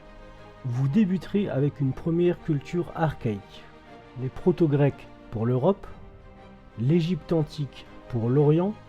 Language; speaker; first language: French; native; French